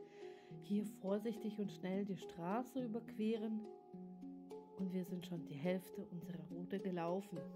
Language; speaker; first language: German; native; German